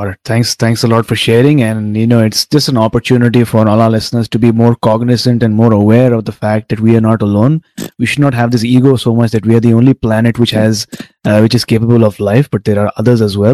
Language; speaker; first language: English; non-native, local second language; Tamil